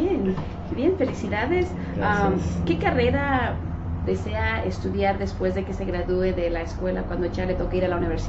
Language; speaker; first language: Spanish; native; Spanish